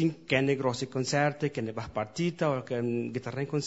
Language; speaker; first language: German; non-native, fluent; Spanish